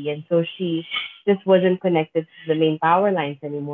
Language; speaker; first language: English; non-native, local second language; Filipino